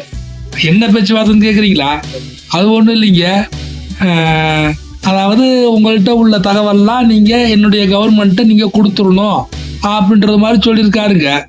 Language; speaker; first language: Tamil; native; Tamil